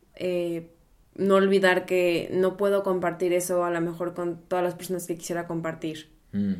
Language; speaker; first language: Spanish; native; Spanish